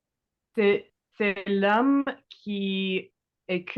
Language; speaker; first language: French; non-native, learner; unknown